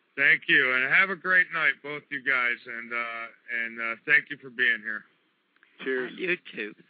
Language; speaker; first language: English; native; English